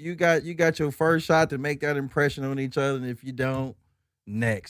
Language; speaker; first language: English; native; English